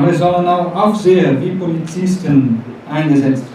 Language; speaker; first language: German; non-native, fluent; Portuguese